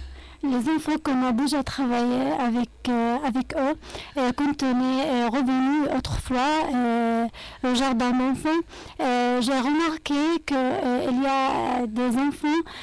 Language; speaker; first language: French; non-native, fluent; Arabic